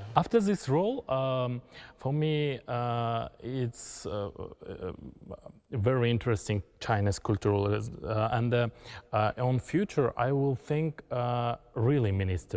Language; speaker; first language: English; non-native, learner; Kazakh